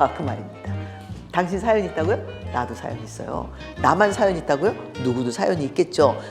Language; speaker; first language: Korean; early bilingual, heritage; Korean